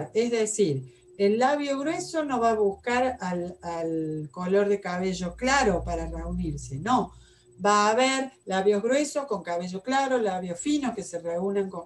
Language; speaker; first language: Spanish; native; Spanish